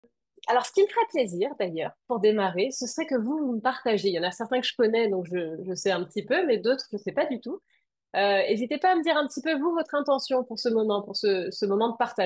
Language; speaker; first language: French; native; French